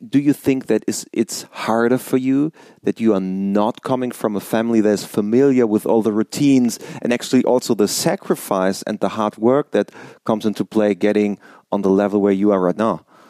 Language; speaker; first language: English; non-native, fluent; German